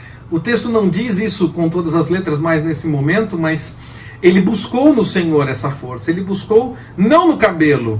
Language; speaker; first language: Portuguese; native; Portuguese